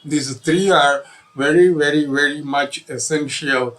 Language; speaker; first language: English; non-native, local second language; Telugu